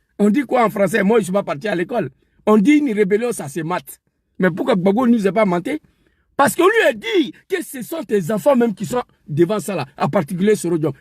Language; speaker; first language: French; non-native, local second language; Dyula